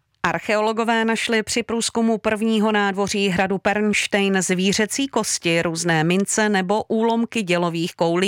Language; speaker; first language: Czech; native; Czech